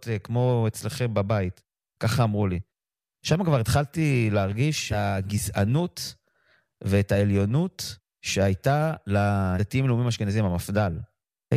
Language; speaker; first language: Hebrew; native; Hebrew